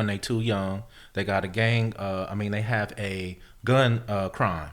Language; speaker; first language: English; native; English